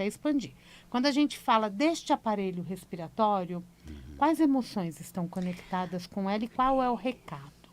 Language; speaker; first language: Portuguese; native; Portuguese